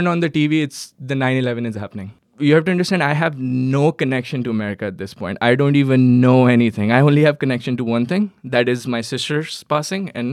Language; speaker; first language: English; non-native, local second language; Urdu